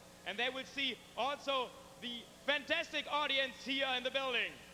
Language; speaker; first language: English; non-native, fluent; German